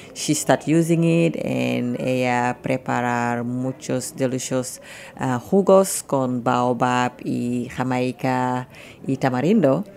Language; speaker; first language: Spanish; non-native, learner; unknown